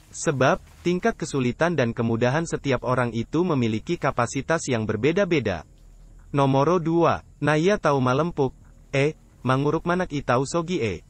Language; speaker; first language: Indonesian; non-native, local second language; Buginese